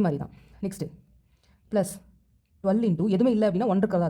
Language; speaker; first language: Tamil; native; Tamil